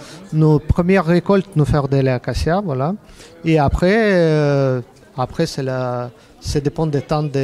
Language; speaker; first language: French; non-native, learner; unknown